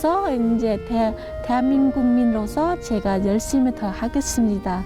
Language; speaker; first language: Korean; non-native, learner; Vietnamese